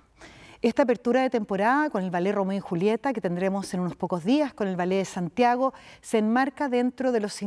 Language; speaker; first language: Spanish; native; Spanish